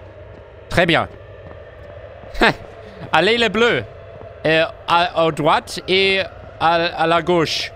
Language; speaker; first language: French; non-native, learner; German